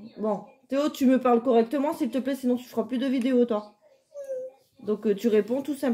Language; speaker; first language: French; native; French